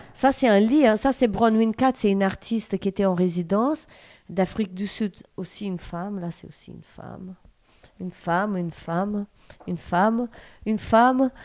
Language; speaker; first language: French; non-native, fluent; Portuguese